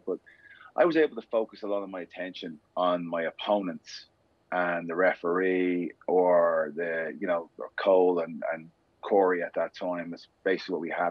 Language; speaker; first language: English; native; English